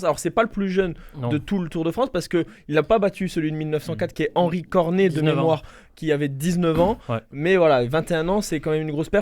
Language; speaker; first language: French; native; French